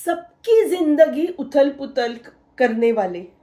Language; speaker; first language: Hindi; non-native, local second language; Marathi